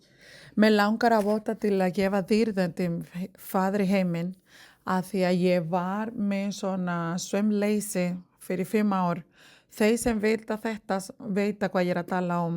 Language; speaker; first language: Icelandic; non-native, learner; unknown